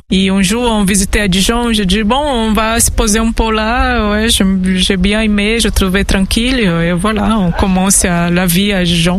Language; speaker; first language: French; non-native, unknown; Portuguese